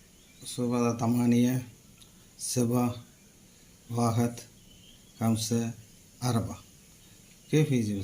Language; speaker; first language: Arabic; non-native, learner; Tamil